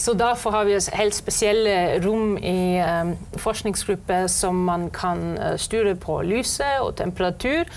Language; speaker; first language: Norwegian; non-native, fluent; German